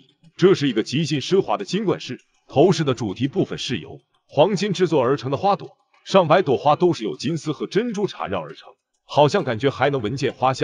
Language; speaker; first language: Chinese; native; Chinese